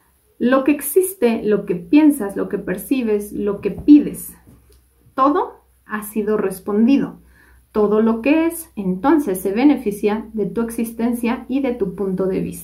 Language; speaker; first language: Spanish; native; Spanish